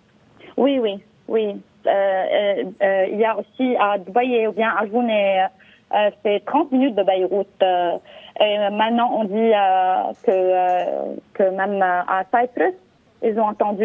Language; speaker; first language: French; non-native, local second language; Arabic